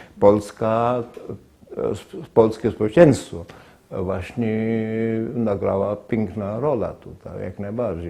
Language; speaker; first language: Polish; non-native, fluent; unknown